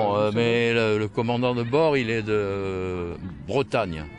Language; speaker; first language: French; non-native, local second language; Luxembourgish